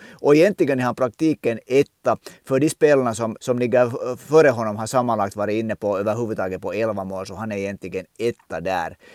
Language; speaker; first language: Swedish; native; Swedish